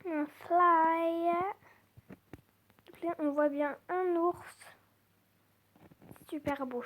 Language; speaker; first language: French; native; French